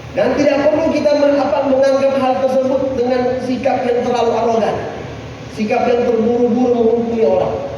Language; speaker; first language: Indonesian; native; Indonesian